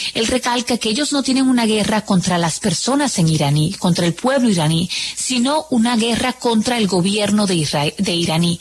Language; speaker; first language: Spanish; native; Spanish